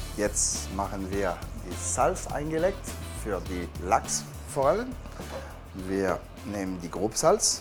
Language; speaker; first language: German; non-native, learner; French